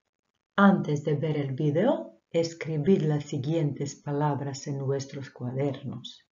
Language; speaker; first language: Spanish; non-native, fluent; Croatian